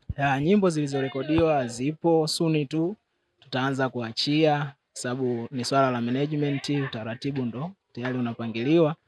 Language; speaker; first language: Swahili; native; Swahili